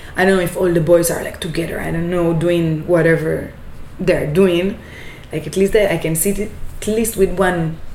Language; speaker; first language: English; non-native, fluent; Hebrew